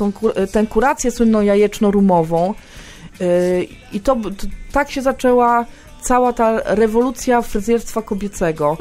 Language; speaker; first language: Polish; native; Polish